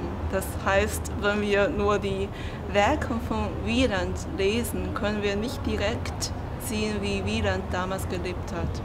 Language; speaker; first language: German; non-native, fluent; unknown